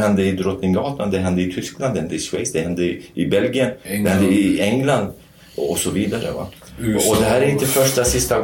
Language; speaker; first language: Swedish; non-native, fluent; Kurdish